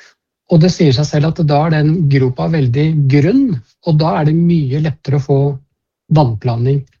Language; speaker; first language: Norwegian; native; Norwegian